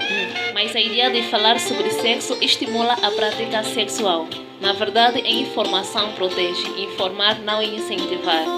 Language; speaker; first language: Portuguese; native; Portuguese